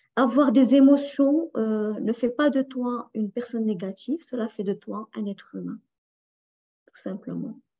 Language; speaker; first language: French; non-native, local second language; Arabic